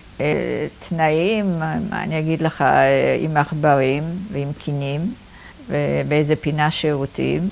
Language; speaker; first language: Hebrew; non-native, fluent; Polish